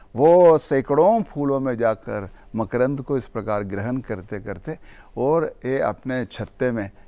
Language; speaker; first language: Hindi; non-native, local second language; Malayalam